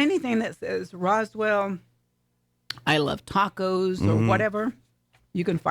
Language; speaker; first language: English; native; English